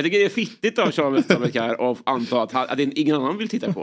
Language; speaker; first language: Swedish; native; Swedish